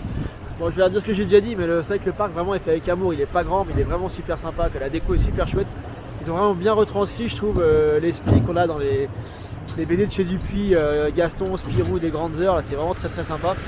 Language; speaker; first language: French; native; French